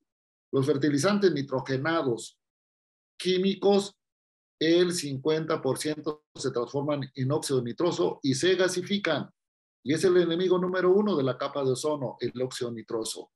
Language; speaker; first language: Spanish; native; Spanish